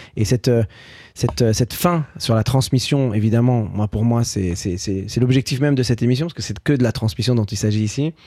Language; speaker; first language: French; early bilingual, other home language; Arabic